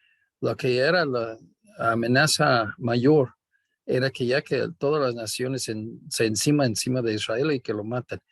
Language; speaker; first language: Spanish; non-native, fluent; English